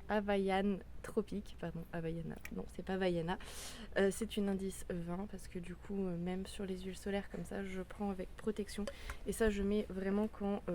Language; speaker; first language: French; native; French